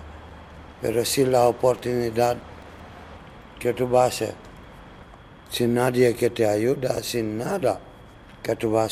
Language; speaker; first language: Spanish; non-native, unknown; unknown